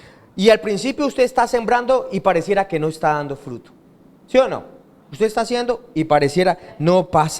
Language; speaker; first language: Spanish; native; Spanish